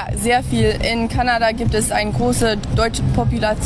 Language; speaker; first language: German; early bilingual, heritage; English